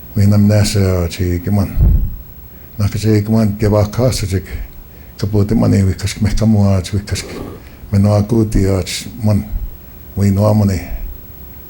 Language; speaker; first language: English; early bilingual, other home language; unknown